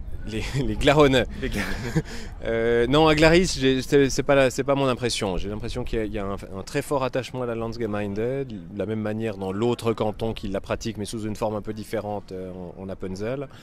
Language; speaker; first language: French; native; French